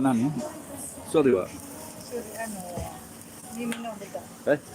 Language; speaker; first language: Japanese; non-native, learner; English